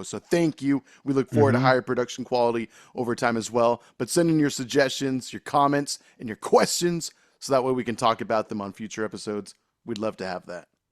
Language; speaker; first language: English; native; English